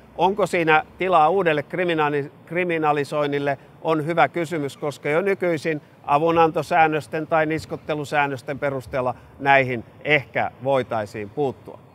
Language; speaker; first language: Finnish; native; Finnish